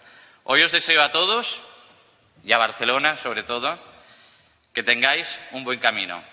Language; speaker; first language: Spanish; native; Spanish